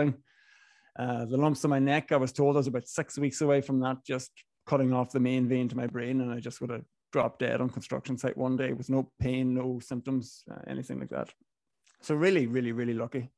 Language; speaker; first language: English; native; English